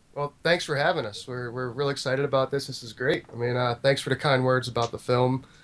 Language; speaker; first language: English; native; English